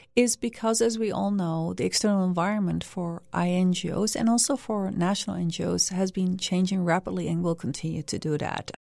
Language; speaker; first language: English; non-native, fluent; Dutch